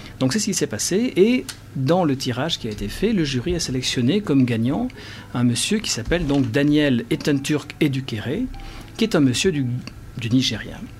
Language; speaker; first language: French; native; French